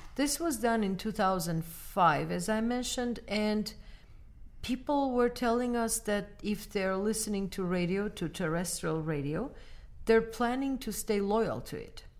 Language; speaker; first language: English; non-native, fluent; Armenian